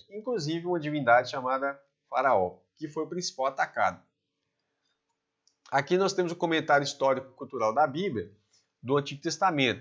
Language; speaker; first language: Portuguese; native; Portuguese